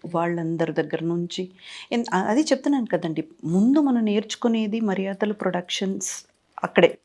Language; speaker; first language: Telugu; native; Telugu